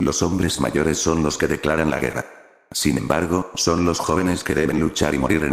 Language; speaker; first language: Spanish; native; Spanish